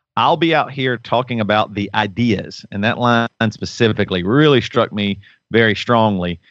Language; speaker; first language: English; native; English